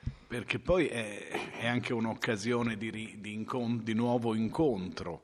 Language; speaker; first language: Italian; native; Italian